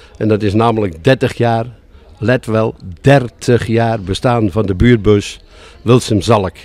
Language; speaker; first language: Dutch; native; Dutch